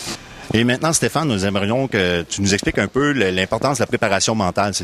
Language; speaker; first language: French; native; French